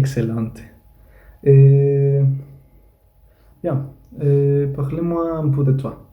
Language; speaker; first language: French; non-native, learner; Spanish